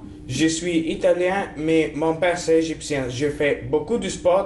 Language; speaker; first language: French; non-native, learner; Italian